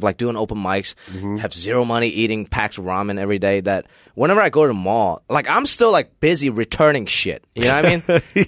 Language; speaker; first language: English; non-native, local second language; Cantonese